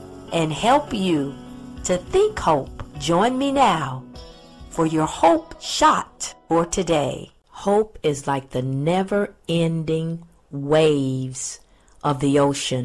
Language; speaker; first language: English; native; English